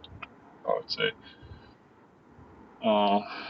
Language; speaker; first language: English; non-native, learner; Russian